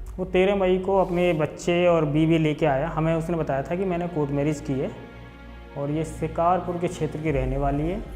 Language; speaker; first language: Hindi; native; Hindi